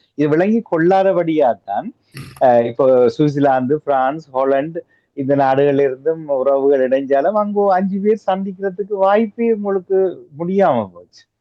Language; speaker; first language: Tamil; native; Tamil